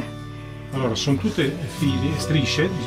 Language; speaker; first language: Italian; native; Italian